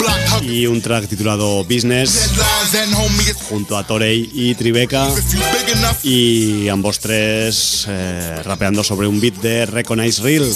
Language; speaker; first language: Spanish; native; Spanish